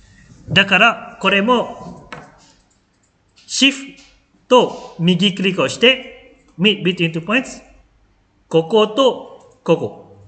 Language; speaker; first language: Japanese; non-native, fluent; Malay